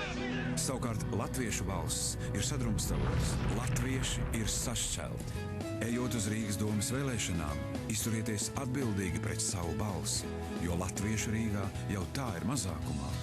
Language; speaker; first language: Latvian; native; Latvian